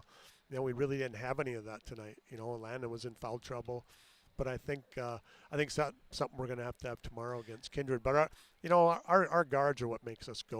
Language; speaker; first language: English; native; English